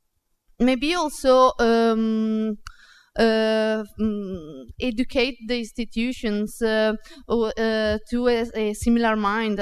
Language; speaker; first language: English; non-native, fluent; Italian